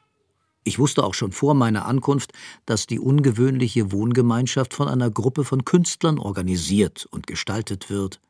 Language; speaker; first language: German; native; German